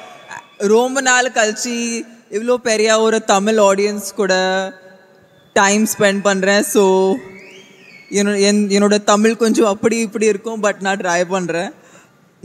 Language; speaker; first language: Tamil; non-native, fluent; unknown